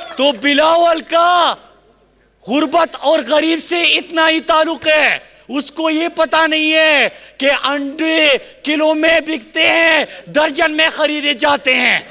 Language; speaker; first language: Urdu; non-native, local second language; Pashto